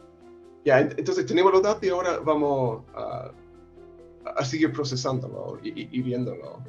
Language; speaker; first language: Spanish; non-native, fluent; English